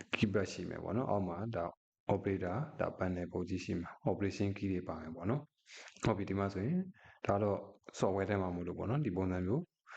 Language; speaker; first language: Burmese; native; Burmese